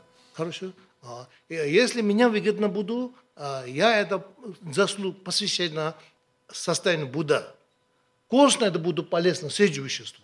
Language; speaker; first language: Russian; non-native, learner; Tibetan